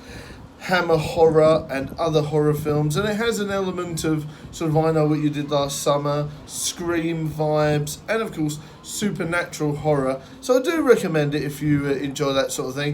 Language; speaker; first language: English; native; English